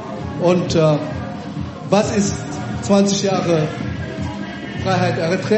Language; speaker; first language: German; early bilingual, other home language; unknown